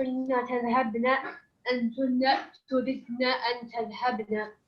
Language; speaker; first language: Arabic; non-native, learner; English